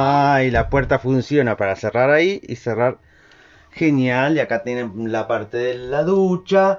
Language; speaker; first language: Spanish; native; Spanish